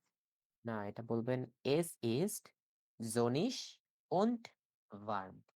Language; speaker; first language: German; non-native, learner; Bangla